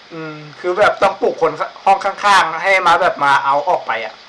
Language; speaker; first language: Thai; native; Thai